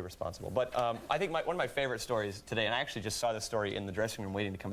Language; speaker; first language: English; native; English